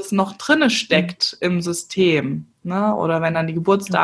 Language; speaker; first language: German; native; German